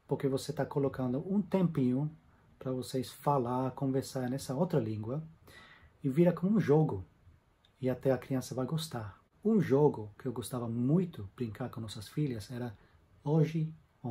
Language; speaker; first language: Portuguese; non-native, fluent; English